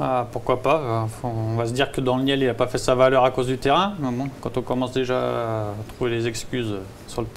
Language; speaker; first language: French; native; French